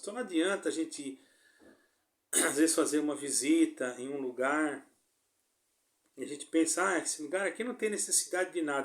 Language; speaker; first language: Portuguese; native; Portuguese